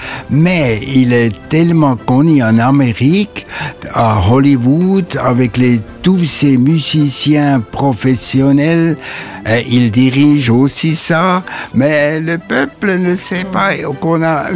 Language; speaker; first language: French; non-native, local second language; German